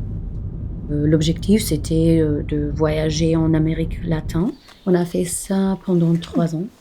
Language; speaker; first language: French; non-native, fluent; German